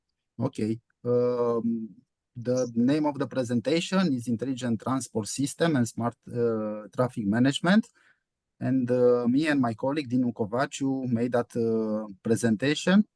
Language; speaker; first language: English; non-native, fluent; Romanian